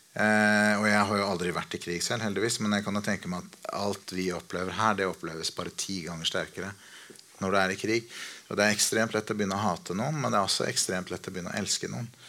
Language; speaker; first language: Norwegian; native; Norwegian